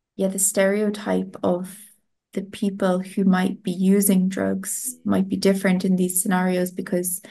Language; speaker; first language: English; non-native, fluent; Italian